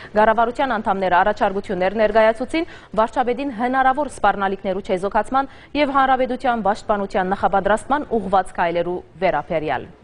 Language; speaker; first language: Armenian; native; Armenian